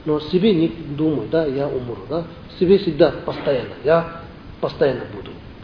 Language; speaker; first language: Russian; non-native, learner; Tibetan